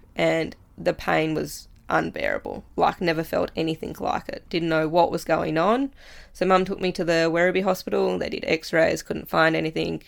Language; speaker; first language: English; native; English